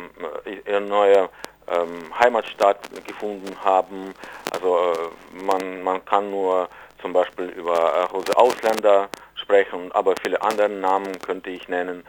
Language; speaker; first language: German; non-native, fluent; Ukrainian